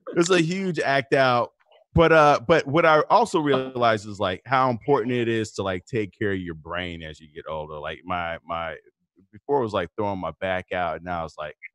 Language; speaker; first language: English; native; English